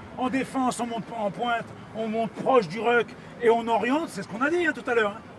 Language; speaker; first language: French; native; French